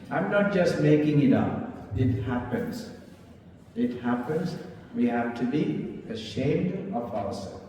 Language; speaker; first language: English; non-native, local second language; Tamil